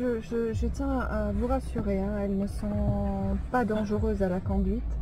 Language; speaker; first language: French; native; French